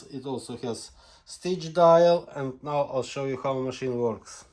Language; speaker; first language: English; non-native, learner; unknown